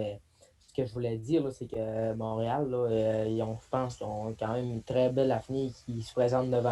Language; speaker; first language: French; native; French